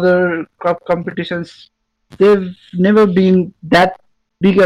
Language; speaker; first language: English; non-native, local second language; Nepali